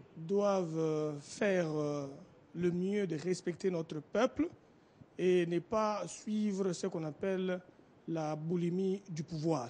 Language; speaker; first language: French; non-native, local second language; Lingala